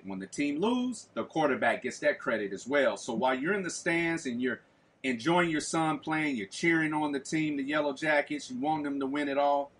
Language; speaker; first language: English; native; English